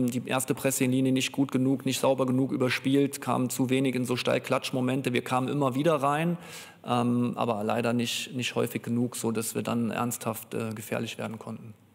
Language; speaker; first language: German; native; German